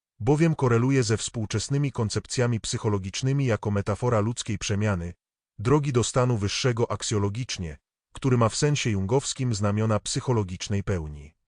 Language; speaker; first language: Polish; native; Polish